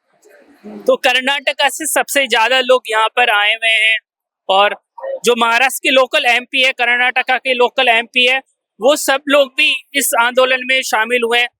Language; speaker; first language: Hindi; native; Hindi